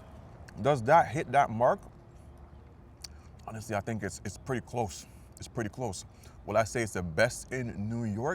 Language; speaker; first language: English; native; English